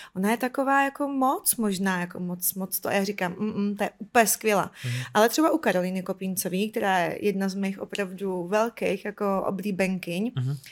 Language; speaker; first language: Czech; non-native, fluent; Ukrainian